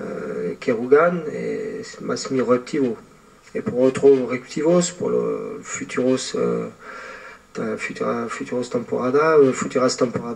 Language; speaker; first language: Spanish; non-native, fluent; French